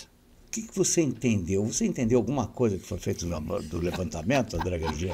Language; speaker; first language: Portuguese; native; Portuguese